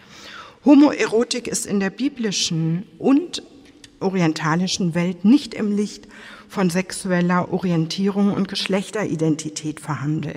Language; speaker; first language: German; native; German